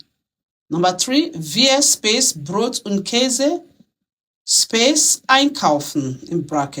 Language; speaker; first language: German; non-native, fluent; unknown